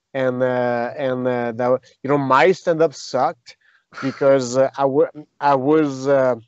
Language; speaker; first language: English; non-native, fluent; French